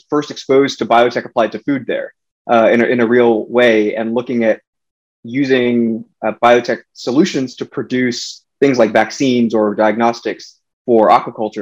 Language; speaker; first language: English; native; English